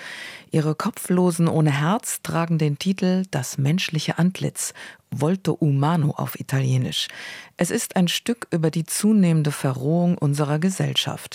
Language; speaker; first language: German; native; German